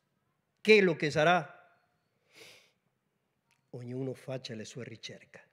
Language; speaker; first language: Italian; non-native, learner; Spanish